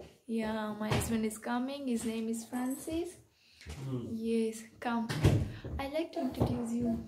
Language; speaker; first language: English; non-native, local second language; Kannada